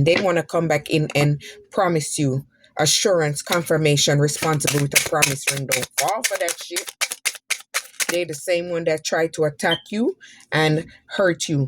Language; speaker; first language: English; native; English